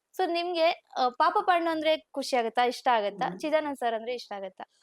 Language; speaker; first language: Kannada; native; Kannada